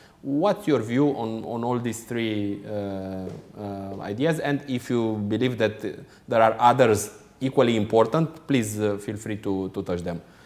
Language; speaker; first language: English; non-native, fluent; Romanian